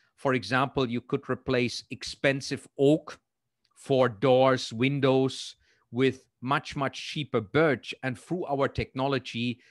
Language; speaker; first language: English; non-native, fluent; German